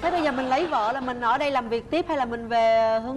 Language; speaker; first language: Vietnamese; native; Vietnamese